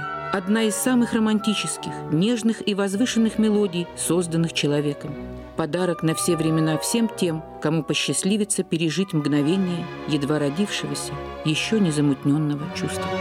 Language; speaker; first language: Russian; native; Russian